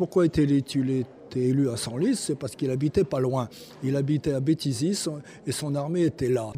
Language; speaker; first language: French; native; French